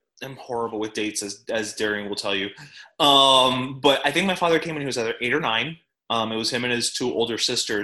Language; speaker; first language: English; native; English